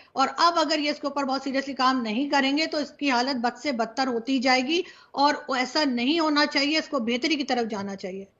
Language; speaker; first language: Urdu; native; Urdu